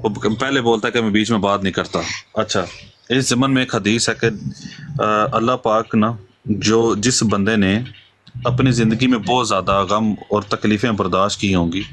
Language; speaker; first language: Hindi; non-native, local second language; Punjabi